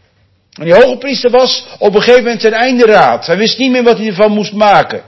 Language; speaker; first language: Dutch; native; Dutch